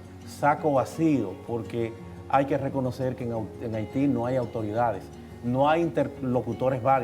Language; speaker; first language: Spanish; native; Spanish